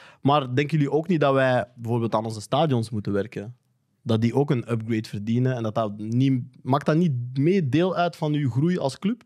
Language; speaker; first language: Dutch; native; Dutch